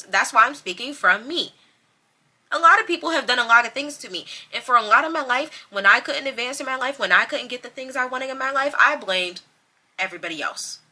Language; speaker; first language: English; native; English